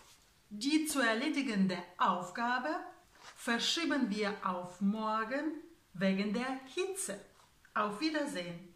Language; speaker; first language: German; non-native, fluent; Russian